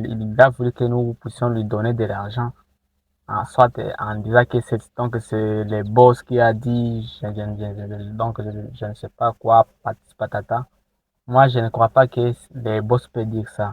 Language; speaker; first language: French; non-native, local second language; Rundi